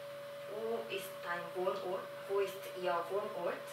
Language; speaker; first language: German; non-native, learner; Korean